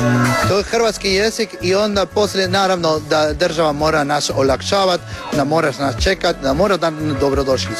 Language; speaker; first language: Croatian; early bilingual, heritage; Croatian